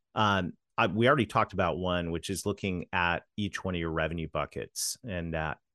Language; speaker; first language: English; native; English